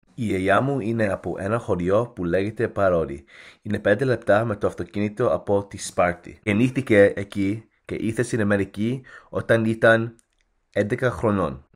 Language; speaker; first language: Greek; early bilingual, heritage; English